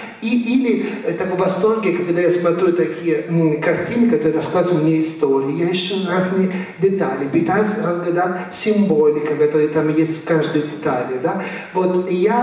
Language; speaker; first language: Russian; non-native, fluent; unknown